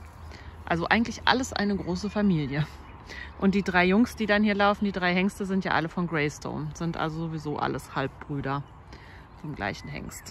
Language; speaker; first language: German; native; German